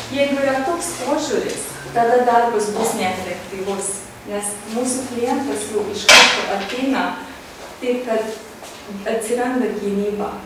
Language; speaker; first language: Lithuanian; non-native, fluent; Hungarian